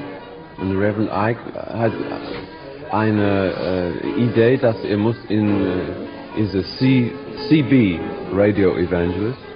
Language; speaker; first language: German; non-native, learner; English